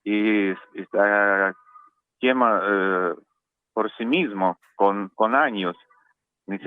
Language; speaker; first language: Spanish; non-native, learner; Russian